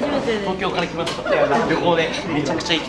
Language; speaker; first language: Japanese; native; Japanese